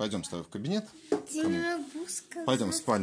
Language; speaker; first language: Russian; native; Russian